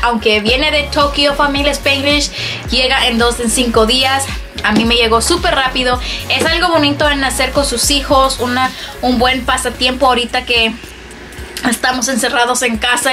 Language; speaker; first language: Spanish; native; Spanish